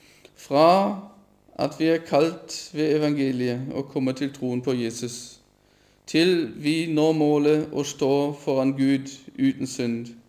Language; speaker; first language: Norwegian; non-native, fluent; German